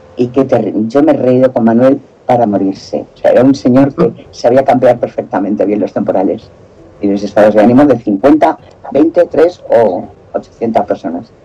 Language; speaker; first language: Spanish; native; Spanish